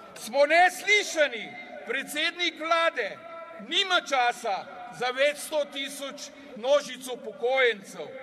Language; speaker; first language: Slovenian; native; Slovenian